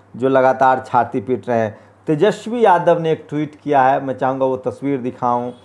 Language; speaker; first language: Hindi; native; Hindi